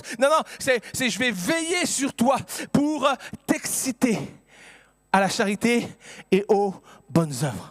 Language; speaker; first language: French; native; French